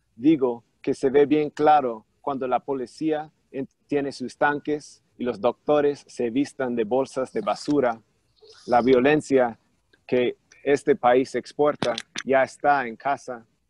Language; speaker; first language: Spanish; non-native, fluent; English